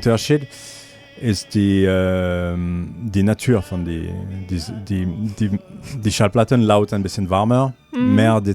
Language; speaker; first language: German; non-native, learner; French